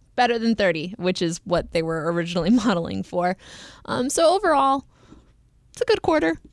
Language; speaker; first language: English; native; English